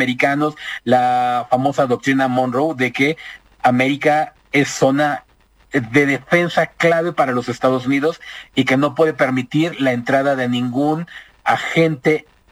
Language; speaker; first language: Spanish; native; Spanish